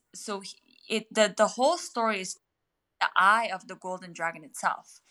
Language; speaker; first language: English; non-native, fluent; Mongolian